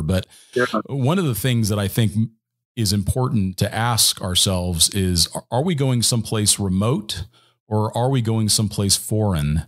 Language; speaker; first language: English; native; English